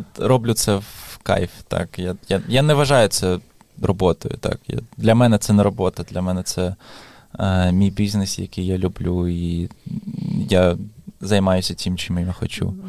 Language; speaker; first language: Ukrainian; non-native, local second language; Russian